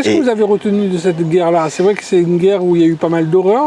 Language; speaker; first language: French; native; French